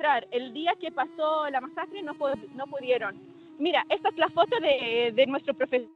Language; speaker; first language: Spanish; non-native, fluent; Arabic